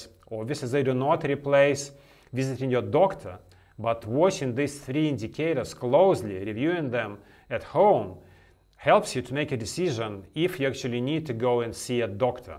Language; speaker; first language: English; non-native, fluent; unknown